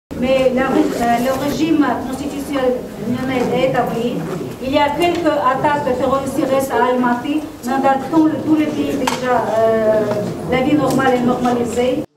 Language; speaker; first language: French; non-native, fluent; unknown